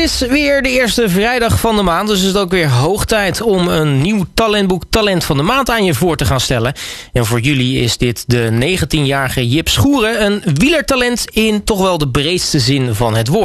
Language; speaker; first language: Dutch; native; Dutch